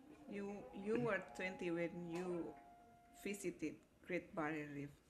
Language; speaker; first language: English; non-native, fluent; Indonesian